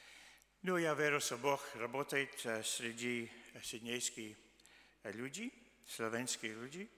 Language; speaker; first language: Russian; early bilingual, heritage; Russian